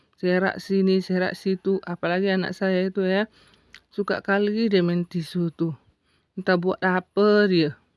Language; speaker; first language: Indonesian; non-native, local second language; Buginese